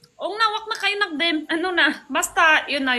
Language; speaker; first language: Filipino; non-native, learner; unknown